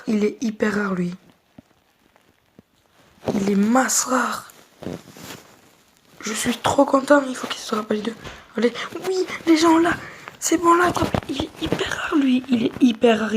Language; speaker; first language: French; native; French